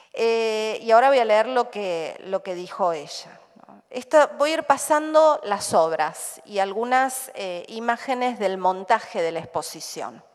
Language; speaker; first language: Spanish; native; Spanish